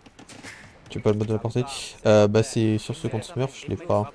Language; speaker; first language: French; native; French